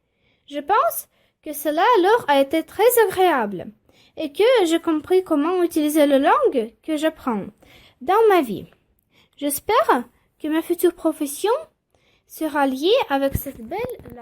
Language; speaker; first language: French; non-native, fluent; Russian